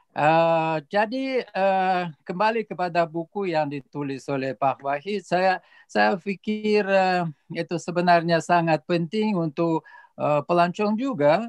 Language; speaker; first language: Indonesian; non-native, fluent; Russian